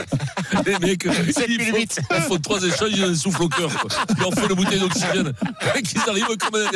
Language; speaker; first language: French; native; French